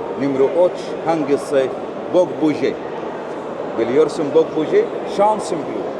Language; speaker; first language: Turkish; non-native, learner; Arabic